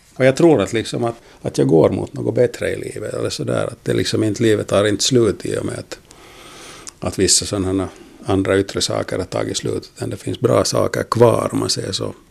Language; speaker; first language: Swedish; native; Swedish